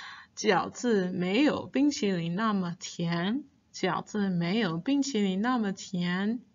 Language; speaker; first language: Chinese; non-native, fluent; English